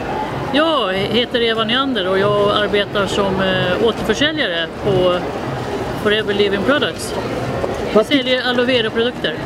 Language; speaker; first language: Swedish; native; Swedish